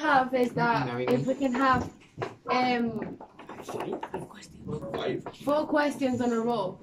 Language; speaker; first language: English; non-native, learner; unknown